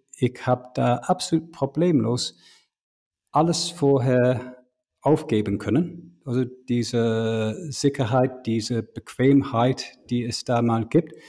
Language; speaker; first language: German; non-native, fluent; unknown